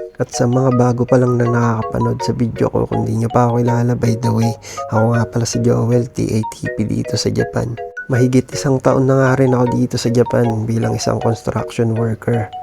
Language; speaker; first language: Filipino; native; Filipino